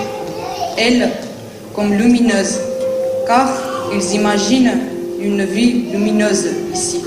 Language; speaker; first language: French; non-native, learner; Armenian